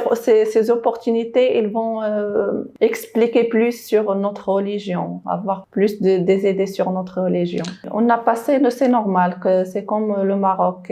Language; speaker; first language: French; non-native, local second language; Arabic